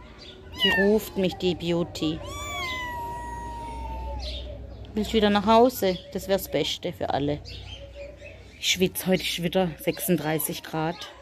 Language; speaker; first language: German; native; German